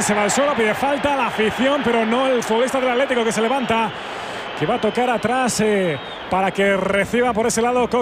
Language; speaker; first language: Spanish; native; Spanish